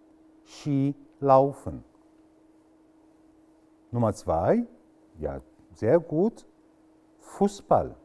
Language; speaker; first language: German; non-native, fluent; Arabic